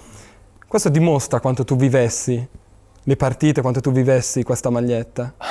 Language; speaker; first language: Italian; native; Italian